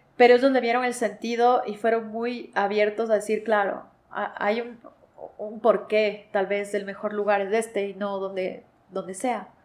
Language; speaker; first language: Spanish; native; Spanish